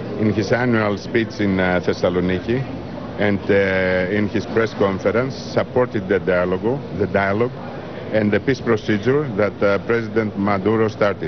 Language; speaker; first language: English; non-native, fluent; Greek